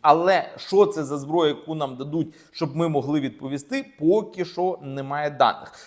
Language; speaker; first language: Ukrainian; native; Ukrainian